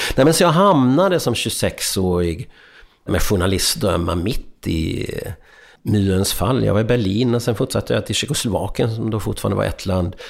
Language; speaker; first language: Swedish; early bilingual, other home language; Hungarian